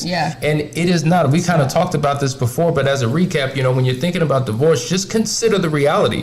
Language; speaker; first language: English; native; English